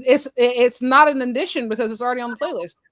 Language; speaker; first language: English; native; English